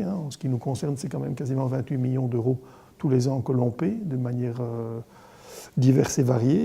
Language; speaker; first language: French; native; French